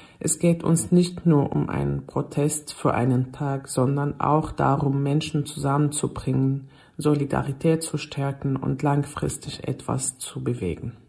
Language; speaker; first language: German; non-native, fluent; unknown